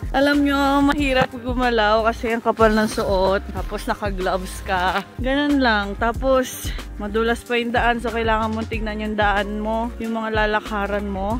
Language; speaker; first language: Filipino; native; Filipino